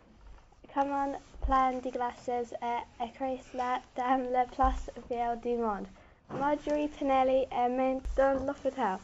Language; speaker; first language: French; non-native, learner; English